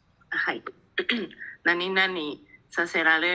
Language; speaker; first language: Japanese; non-native, learner; Spanish